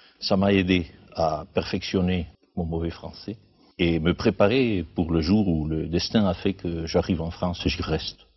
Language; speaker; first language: French; non-native, fluent; Spanish